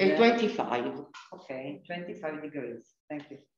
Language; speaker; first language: English; non-native, fluent; Italian